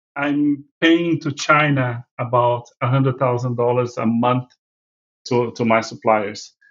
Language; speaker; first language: English; non-native, fluent; Portuguese